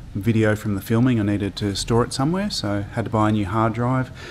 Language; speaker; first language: English; native; English